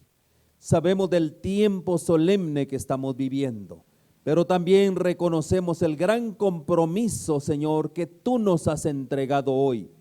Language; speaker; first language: Spanish; native; Spanish